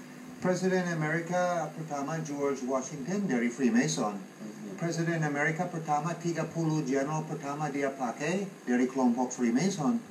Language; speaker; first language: Indonesian; non-native, fluent; English